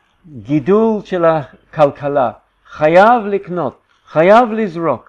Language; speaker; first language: Hebrew; non-native, fluent; English